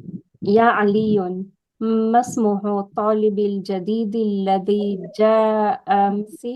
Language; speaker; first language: Arabic; non-native, learner; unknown